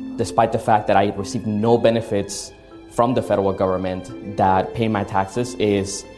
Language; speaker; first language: English; early bilingual, other home language; Spanish